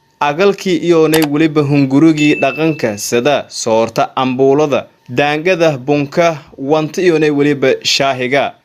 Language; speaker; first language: Somali; non-native, local second language; Maay